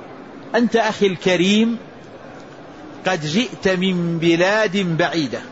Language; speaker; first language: Arabic; native; Arabic